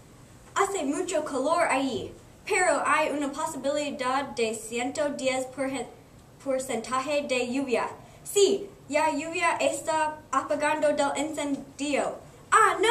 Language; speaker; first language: Spanish; non-native, learner; English